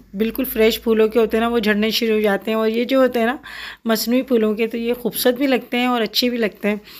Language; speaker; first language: Urdu; native; Urdu